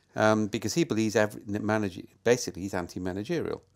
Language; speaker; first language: English; native; English